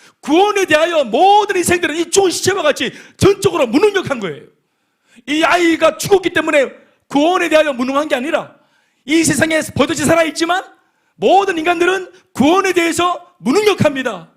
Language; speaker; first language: Korean; native; Korean